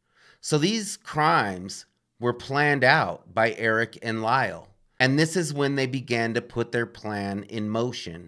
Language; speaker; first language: English; native; English